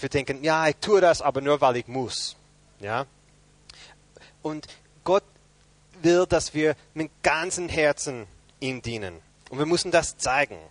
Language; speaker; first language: German; non-native, fluent; English